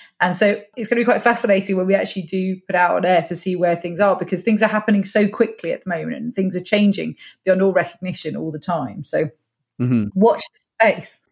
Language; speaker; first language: English; native; English